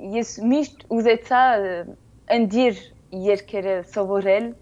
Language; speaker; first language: Armenian; early bilingual, heritage; French